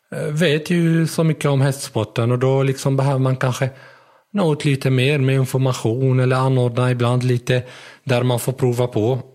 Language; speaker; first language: Swedish; early bilingual, other home language; Arabic